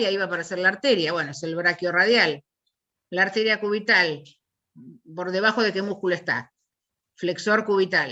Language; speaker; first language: Spanish; native; Spanish